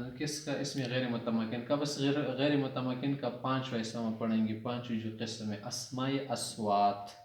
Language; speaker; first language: Urdu; non-native, local second language; Pashto